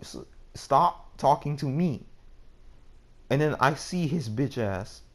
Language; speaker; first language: English; native; English